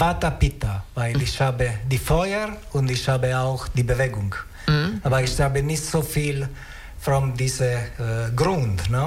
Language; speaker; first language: German; non-native, learner; Italian